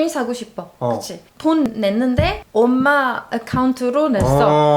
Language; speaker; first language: Korean; non-native, learner; Arabic